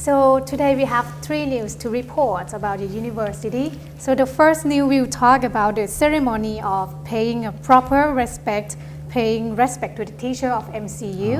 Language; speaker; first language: English; non-native, fluent; Thai